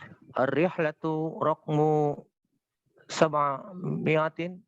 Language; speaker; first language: Arabic; non-native, learner; Indonesian